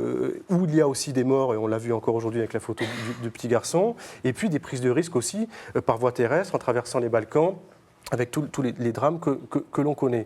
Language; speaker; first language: French; native; French